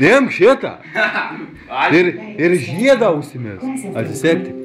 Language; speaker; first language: Lithuanian; native; Lithuanian